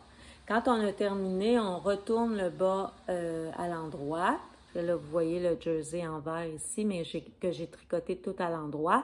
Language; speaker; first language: French; native; French